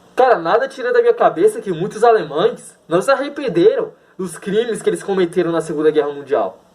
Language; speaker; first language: Portuguese; native; Portuguese